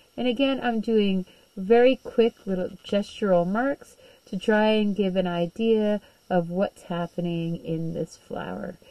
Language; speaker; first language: English; native; English